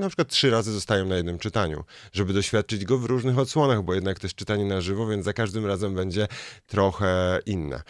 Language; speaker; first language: Polish; native; Polish